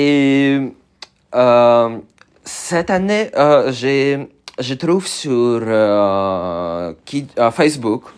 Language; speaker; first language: French; non-native, learner; Russian